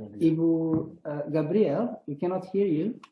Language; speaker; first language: English; non-native, fluent; Indonesian